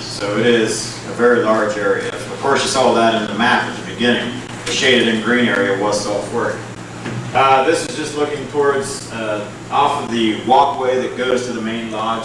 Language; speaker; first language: English; native; English